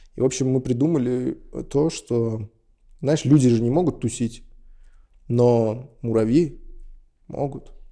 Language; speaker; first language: Russian; non-native, local second language; Uzbek